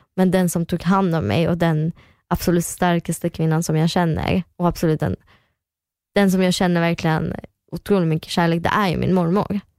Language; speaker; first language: Swedish; early bilingual, other home language; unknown